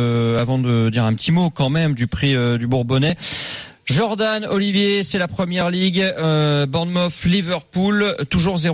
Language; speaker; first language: French; native; French